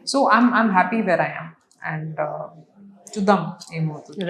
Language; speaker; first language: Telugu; non-native, local second language; Hindi